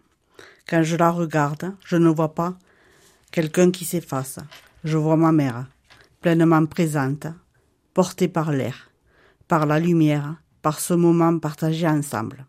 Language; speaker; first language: French; native; French